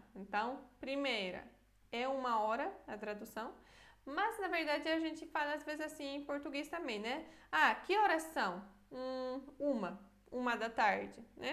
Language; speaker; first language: Portuguese; non-native, fluent; Polish